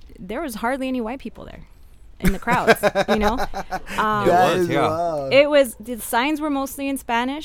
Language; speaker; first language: English; early bilingual, other home language; Spanish